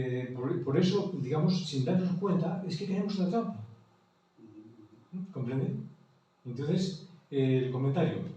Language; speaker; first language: Spanish; native; Spanish